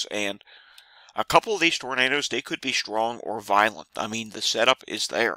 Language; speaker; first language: English; native; English